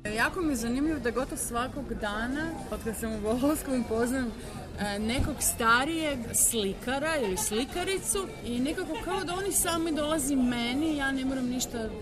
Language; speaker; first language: Croatian; native; Croatian